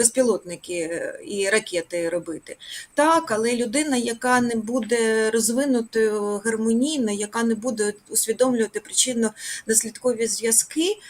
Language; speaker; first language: Ukrainian; native; Ukrainian